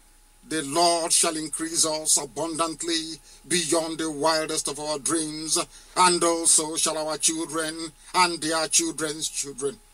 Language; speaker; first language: English; non-native, local second language; Igbo